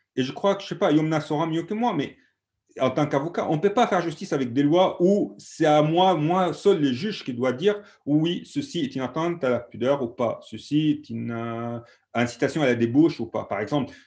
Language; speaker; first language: French; non-native, fluent; Arabic